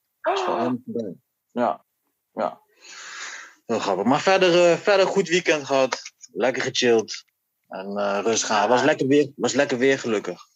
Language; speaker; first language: Dutch; native; Dutch